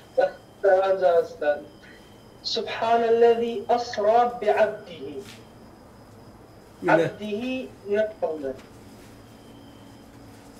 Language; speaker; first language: Turkish; non-native, learner; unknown